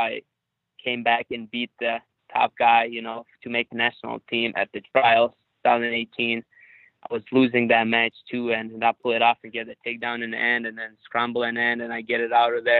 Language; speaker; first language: English; non-native, fluent; Ukrainian